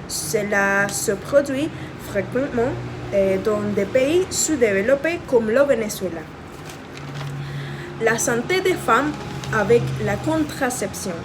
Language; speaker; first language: French; non-native, fluent; Spanish